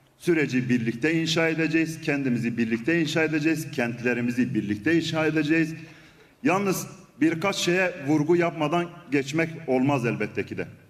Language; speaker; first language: Turkish; non-native, local second language; Kurdish